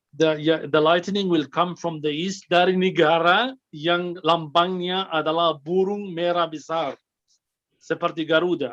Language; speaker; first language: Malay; non-native, fluent; Arabic